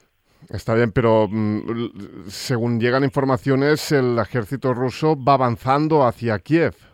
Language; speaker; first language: Spanish; non-native, learner; Ukrainian